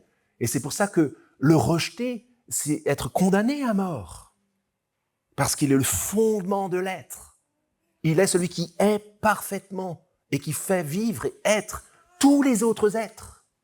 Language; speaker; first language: French; native; French